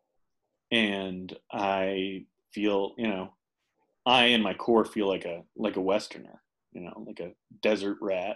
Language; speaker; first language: English; native; English